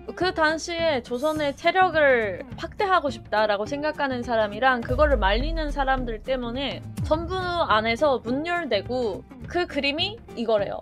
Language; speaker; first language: Korean; non-native, fluent; Japanese